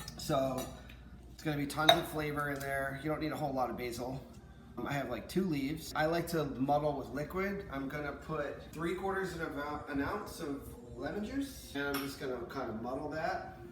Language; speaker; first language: English; native; English